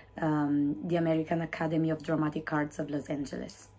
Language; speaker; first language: Spanish; non-native, learner; Italian